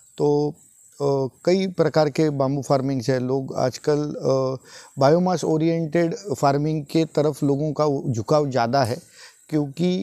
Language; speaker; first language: Hindi; non-native, local second language; Marathi